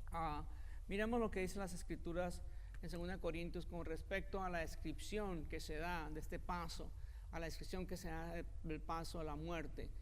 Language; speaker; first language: Spanish; native; Spanish